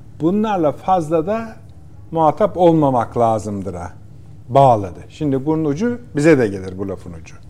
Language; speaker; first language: Turkish; native; Turkish